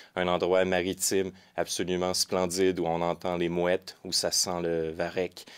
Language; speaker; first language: French; native; French